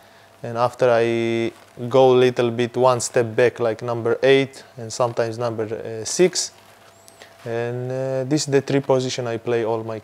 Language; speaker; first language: English; non-native, fluent; Hebrew